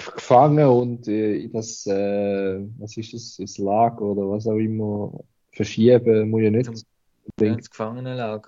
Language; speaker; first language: German; native; German